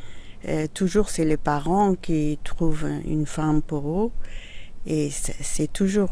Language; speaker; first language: French; non-native, fluent; Persian